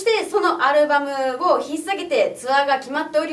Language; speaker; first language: Japanese; native; Japanese